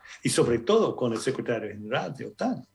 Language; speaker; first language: Spanish; non-native, fluent; English